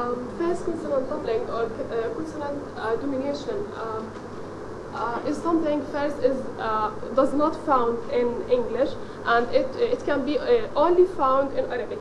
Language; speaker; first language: English; non-native, learner; Arabic